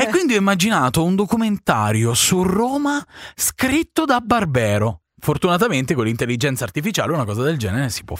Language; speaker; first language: Italian; native; Italian